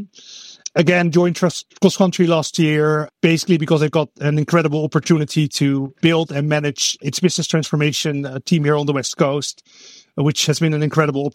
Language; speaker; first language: English; non-native, fluent; Dutch